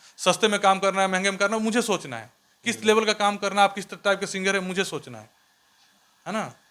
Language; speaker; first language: Hindi; native; Hindi